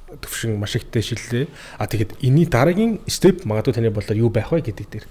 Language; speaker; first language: Mongolian; native; Mongolian